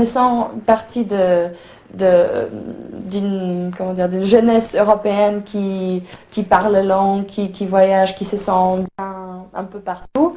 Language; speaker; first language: French; non-native, fluent; Polish